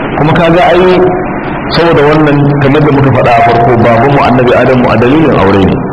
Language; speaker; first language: Hausa; native; Hausa